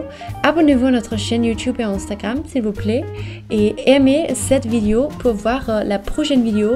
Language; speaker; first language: French; non-native, fluent; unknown